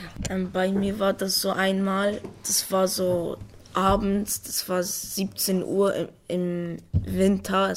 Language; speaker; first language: German; early bilingual, other home language; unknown